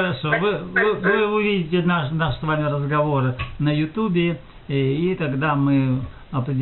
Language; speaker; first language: Russian; native; Russian